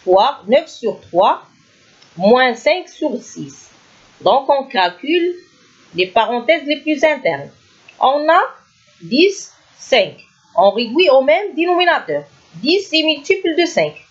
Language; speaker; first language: French; non-native, local second language; Arabic